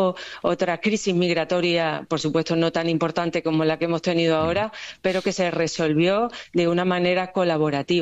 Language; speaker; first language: Spanish; native; Spanish